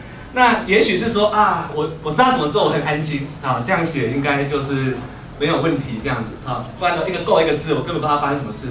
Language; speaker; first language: Chinese; native; Chinese